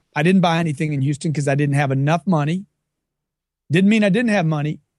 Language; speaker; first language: English; native; English